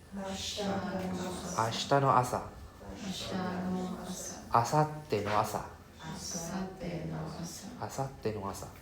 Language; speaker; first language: Japanese; non-native, fluent; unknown